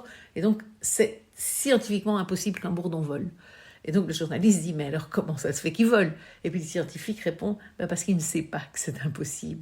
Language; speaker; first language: French; native; French